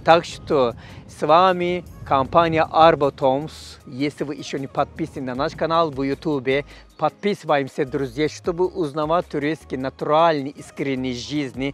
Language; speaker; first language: Russian; non-native, learner; Turkish